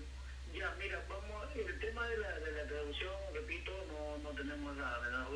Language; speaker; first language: Spanish; native; Spanish